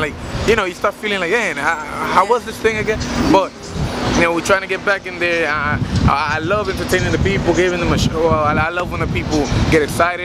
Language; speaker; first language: English; early bilingual, other home language; Spanish